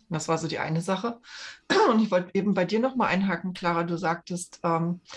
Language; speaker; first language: German; native; German